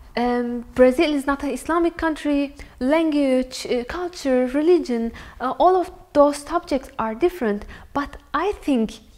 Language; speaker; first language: English; non-native, fluent; Turkish